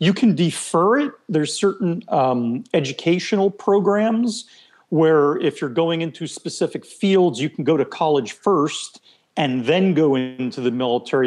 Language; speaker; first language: English; non-native, fluent; Hebrew